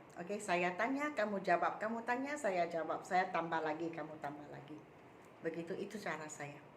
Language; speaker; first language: Malay; non-native, local second language; Min Nan Chinese